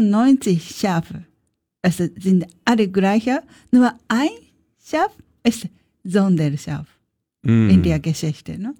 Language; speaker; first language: German; non-native, learner; Japanese